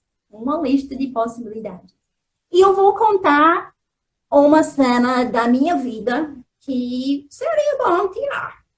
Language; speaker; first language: Portuguese; non-native, fluent; English